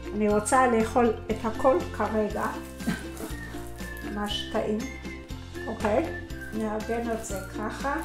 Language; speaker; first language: Hebrew; non-native, fluent; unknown